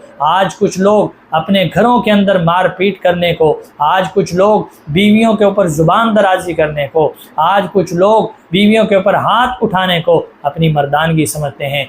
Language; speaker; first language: Urdu; native; Urdu